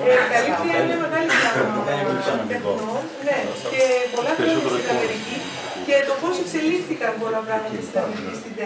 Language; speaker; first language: Greek; native; Greek